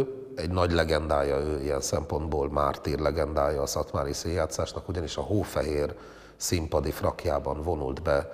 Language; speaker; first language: Hungarian; native; Hungarian